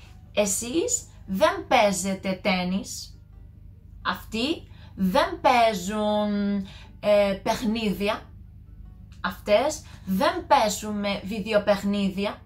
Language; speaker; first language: Greek; non-native, learner; English